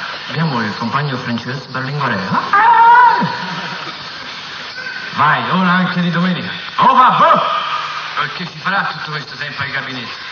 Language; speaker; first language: Italian; native; Italian